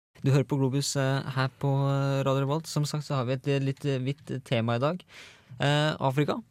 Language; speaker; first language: Norwegian; native; Norwegian